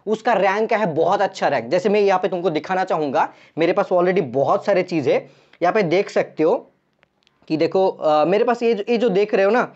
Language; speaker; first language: Hindi; non-native, local second language; Bangla